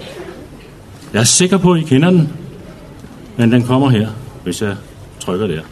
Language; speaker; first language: Danish; native; Danish